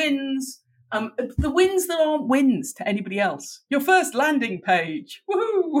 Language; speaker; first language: English; native; English